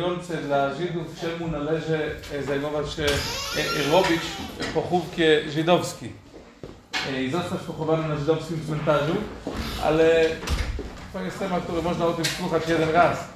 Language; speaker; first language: Polish; non-native, fluent; Hebrew